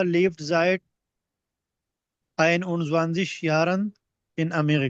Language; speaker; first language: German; non-native, learner; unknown